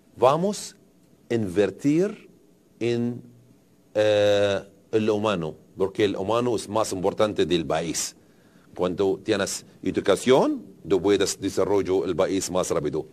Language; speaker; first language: Spanish; non-native, learner; Arabic